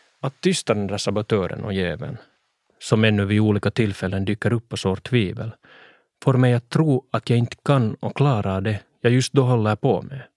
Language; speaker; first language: Swedish; native; Swedish